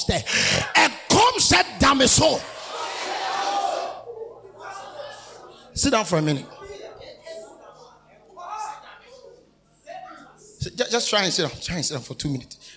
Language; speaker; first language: English; non-native, local second language; Akan